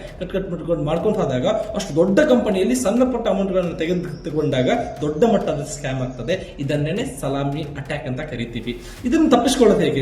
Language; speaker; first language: Kannada; native; Kannada